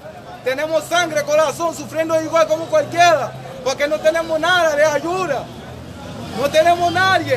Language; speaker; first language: Spanish; non-native, learner; Haitian Creole